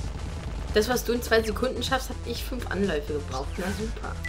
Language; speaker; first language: German; native; German